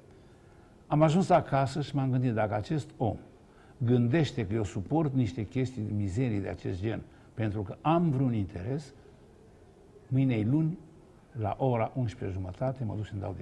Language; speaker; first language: Romanian; native; Romanian